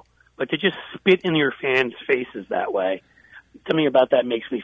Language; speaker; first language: English; native; English